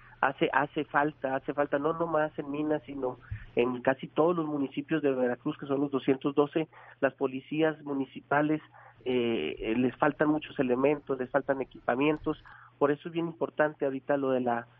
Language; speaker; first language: Spanish; native; Spanish